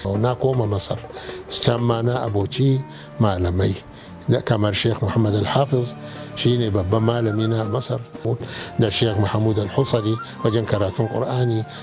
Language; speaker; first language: Hausa; non-native, local second language; Arabic